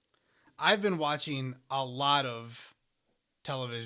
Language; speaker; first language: English; native; English